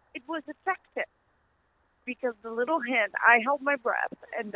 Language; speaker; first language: English; non-native, fluent; Dutch